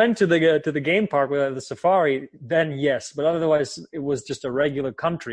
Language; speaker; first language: English; non-native, fluent; German